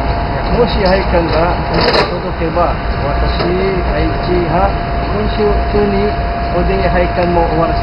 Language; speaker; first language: Japanese; non-native, learner; Filipino